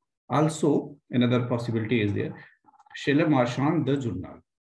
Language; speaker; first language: English; non-native, local second language; Hindi